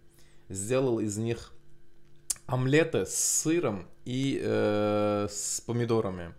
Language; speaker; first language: Russian; non-native, local second language; Azerbaijani